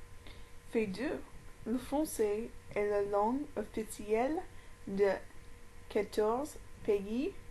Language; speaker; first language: French; non-native, learner; English